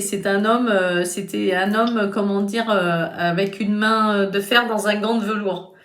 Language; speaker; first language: French; native; French